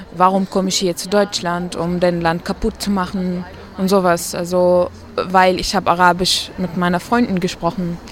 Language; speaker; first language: German; non-native, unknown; Arabic